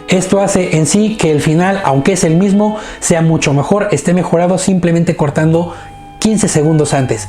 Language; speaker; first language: Spanish; native; Spanish